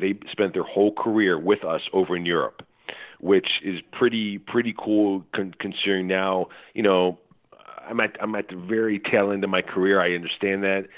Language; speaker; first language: English; native; English